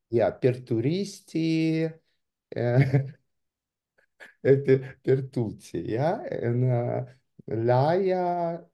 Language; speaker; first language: Italian; non-native, learner; Russian